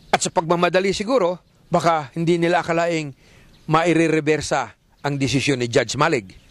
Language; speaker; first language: Filipino; native; Filipino